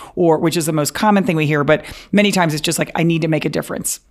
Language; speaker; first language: English; native; English